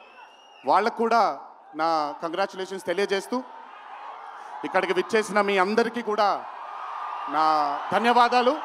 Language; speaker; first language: Telugu; native; Telugu